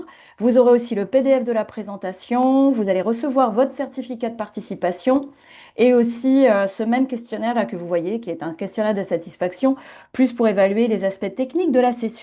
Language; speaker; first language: French; native; French